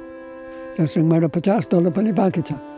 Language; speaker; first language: Nepali; non-native, learner; English